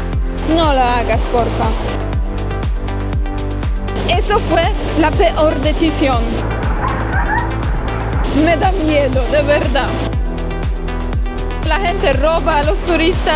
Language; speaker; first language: Spanish; non-native, fluent; Polish